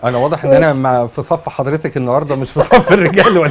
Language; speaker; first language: Arabic; native; Arabic